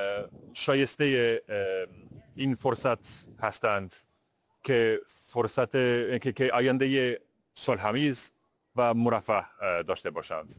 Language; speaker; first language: Persian; non-native, learner; English